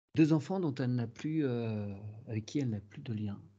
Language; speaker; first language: French; native; French